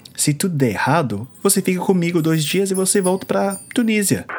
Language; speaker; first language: Portuguese; non-native, fluent; English